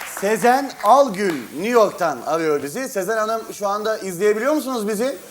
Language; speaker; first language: Turkish; native; Turkish